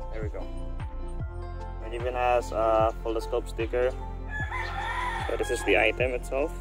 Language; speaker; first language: English; non-native, local second language; Filipino